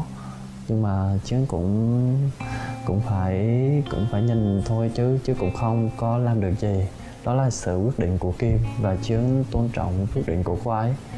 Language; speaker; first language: Vietnamese; early bilingual, heritage; Vietnamese